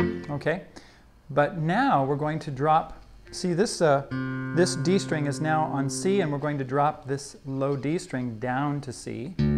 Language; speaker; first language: English; native; English